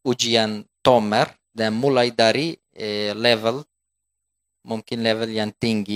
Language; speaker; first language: Indonesian; non-native, fluent; Turkish